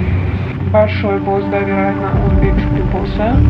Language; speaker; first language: Russian; non-native, fluent; Uzbek